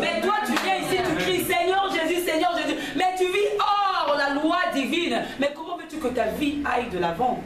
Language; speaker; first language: French; non-native, local second language; Lingala